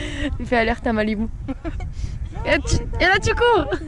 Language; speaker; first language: French; native; French